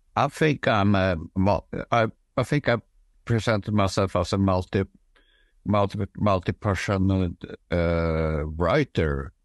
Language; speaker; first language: English; non-native, fluent; Swedish